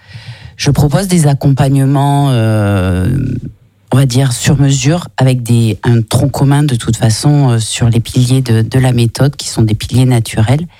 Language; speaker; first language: French; native; French